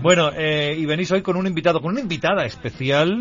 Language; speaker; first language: Spanish; native; Spanish